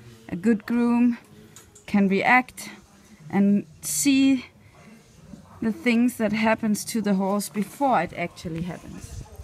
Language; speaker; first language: English; non-native, fluent; Danish